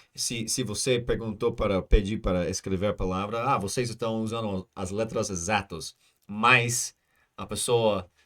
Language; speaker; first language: Portuguese; non-native, learner; English